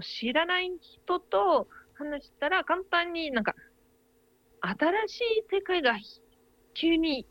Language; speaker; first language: Japanese; non-native, fluent; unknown